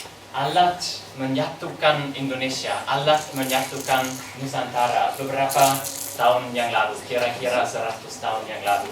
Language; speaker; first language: Indonesian; non-native, learner; German